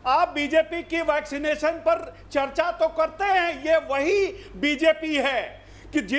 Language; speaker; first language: Hindi; native; Hindi